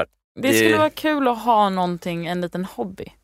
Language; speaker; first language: Swedish; early bilingual, heritage; Swedish